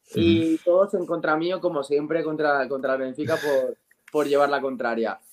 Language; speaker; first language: Spanish; native; Spanish